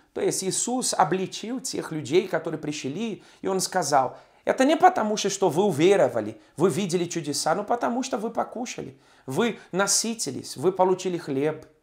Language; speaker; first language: Russian; non-native, fluent; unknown